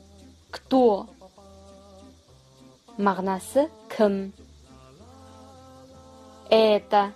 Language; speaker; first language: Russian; non-native, fluent; Kazakh